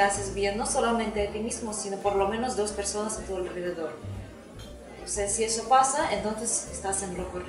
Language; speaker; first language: Spanish; non-native, fluent; Russian